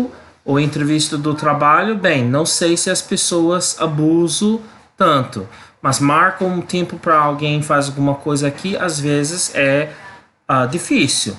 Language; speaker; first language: Portuguese; non-native, learner; English